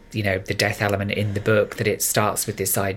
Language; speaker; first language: English; native; English